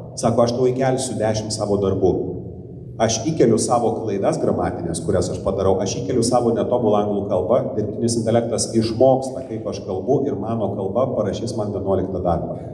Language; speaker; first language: Lithuanian; non-native, local second language; Polish